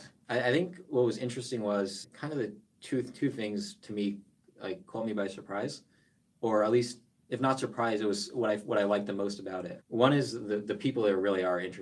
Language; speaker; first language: English; native; English